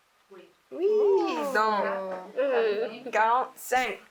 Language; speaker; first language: French; non-native, learner; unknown